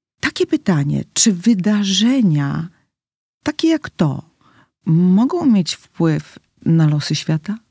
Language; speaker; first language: Polish; native; Polish